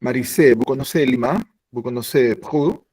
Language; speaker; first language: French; non-native, learner; Spanish